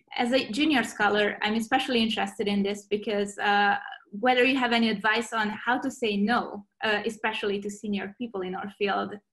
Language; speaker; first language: English; non-native, fluent; Portuguese